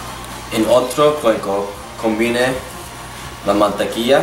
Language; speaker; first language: Spanish; non-native, learner; English